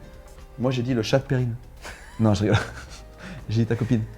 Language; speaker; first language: French; native; French